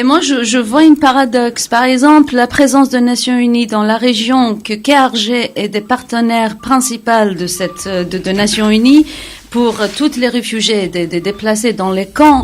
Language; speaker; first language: French; non-native, fluent; Kurdish